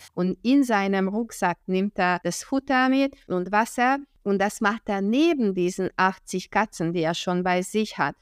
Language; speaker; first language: German; non-native, fluent; Hungarian